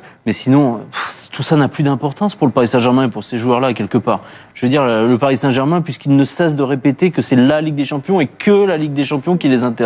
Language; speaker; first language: French; native; French